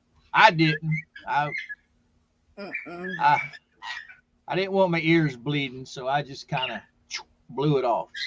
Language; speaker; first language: English; native; English